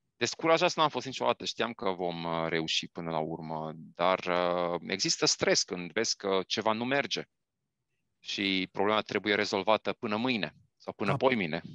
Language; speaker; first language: Romanian; native; Romanian